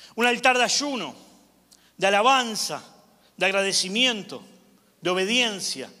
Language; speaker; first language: Spanish; native; Spanish